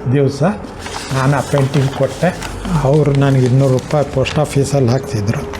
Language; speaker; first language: Kannada; native; Kannada